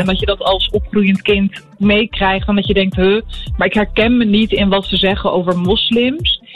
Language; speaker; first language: Dutch; early bilingual, other home language; Arabic